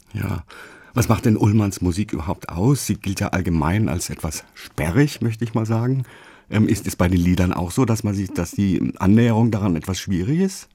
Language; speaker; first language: German; native; German